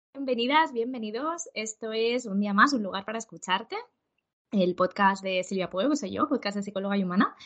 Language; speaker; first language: Spanish; native; Spanish